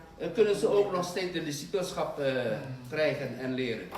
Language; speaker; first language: Dutch; non-native, fluent; Indonesian